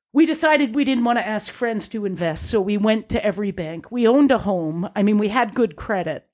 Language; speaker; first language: English; native; English